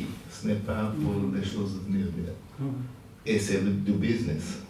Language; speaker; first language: French; non-native, fluent; Portuguese